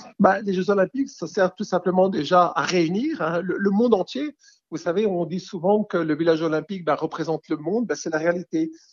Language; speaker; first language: French; native; French